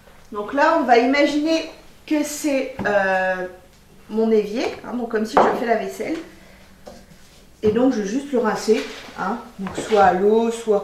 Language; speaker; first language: French; native; French